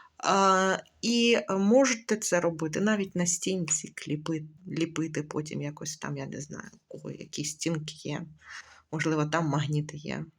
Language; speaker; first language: Ukrainian; native; Ukrainian